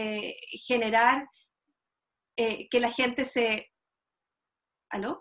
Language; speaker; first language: Spanish; native; Spanish